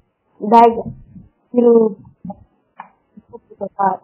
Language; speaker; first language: Japanese; non-native, learner; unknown